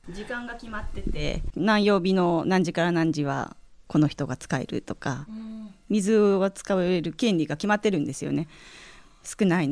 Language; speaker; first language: Japanese; native; Japanese